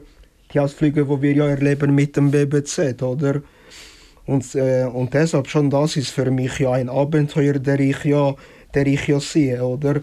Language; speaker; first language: German; early bilingual, other home language; Italian